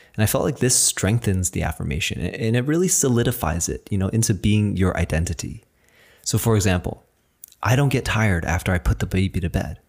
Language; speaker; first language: English; early bilingual, other home language; Chinese